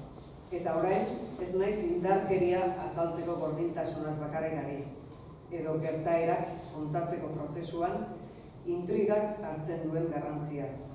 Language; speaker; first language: Basque; native; Basque